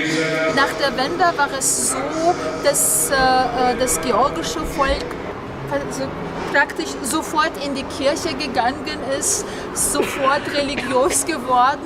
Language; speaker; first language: German; non-native, fluent; Georgian